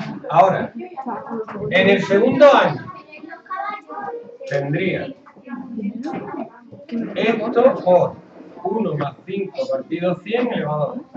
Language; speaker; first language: Spanish; native; Spanish